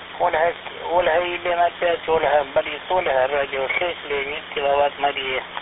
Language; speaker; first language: Russian; native; Russian